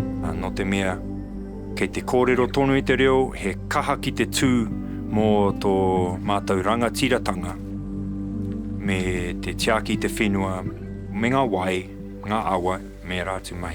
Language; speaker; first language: Māori; non-native, local second language; English